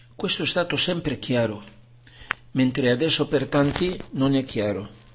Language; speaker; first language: Italian; non-native, fluent; Spanish